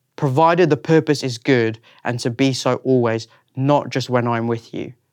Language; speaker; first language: English; native; English